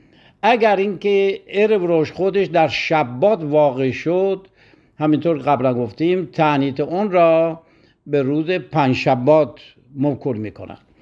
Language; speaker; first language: Persian; native; Persian